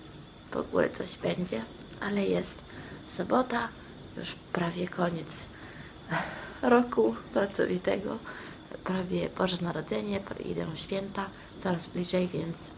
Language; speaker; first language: Polish; non-native, fluent; Italian